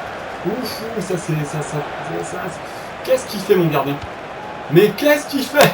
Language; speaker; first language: French; native; French